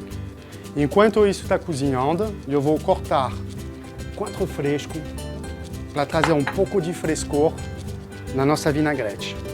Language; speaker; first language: Portuguese; non-native, fluent; French